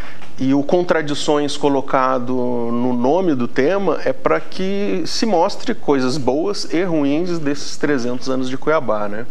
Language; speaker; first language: Portuguese; native; Portuguese